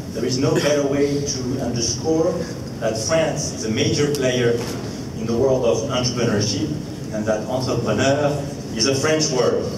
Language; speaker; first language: English; non-native, fluent; French